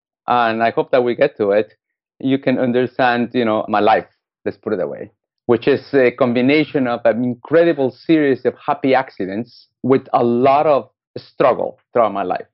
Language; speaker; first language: English; non-native, fluent; Spanish